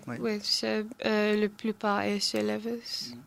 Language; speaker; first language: French; non-native, learner; English